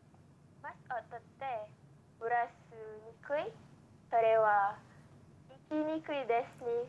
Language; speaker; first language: Japanese; non-native, learner; Malay